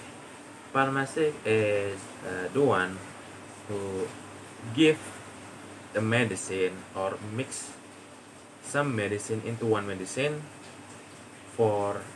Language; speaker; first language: English; non-native, learner; Indonesian